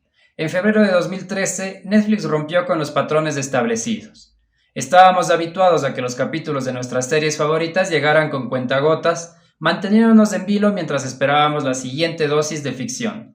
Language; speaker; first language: Spanish; native; Spanish